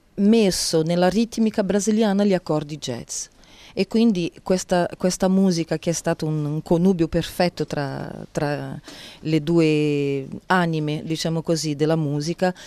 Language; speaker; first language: Italian; non-native, fluent; Portuguese